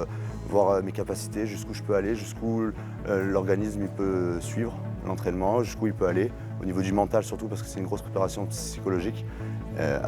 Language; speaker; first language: French; native; French